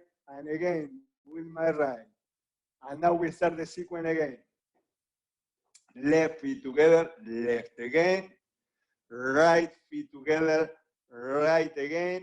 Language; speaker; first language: English; non-native, fluent; Spanish